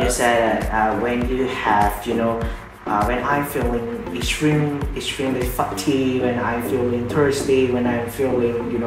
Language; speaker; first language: English; non-native, fluent; Vietnamese